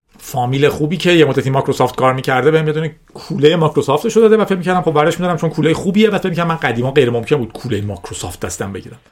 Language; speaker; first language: Persian; non-native, local second language; Azerbaijani